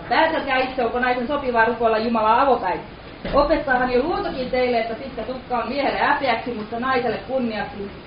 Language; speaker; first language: Finnish; native; Finnish